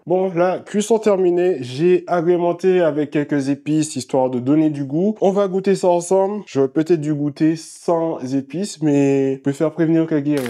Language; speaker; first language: French; native; French